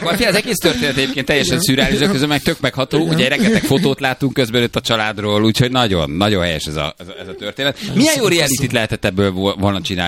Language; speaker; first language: Hungarian; native; Hungarian